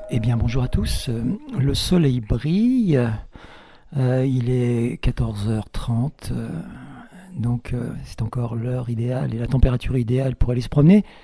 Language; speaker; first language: French; native; French